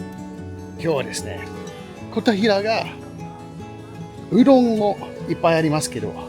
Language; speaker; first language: Japanese; non-native, fluent; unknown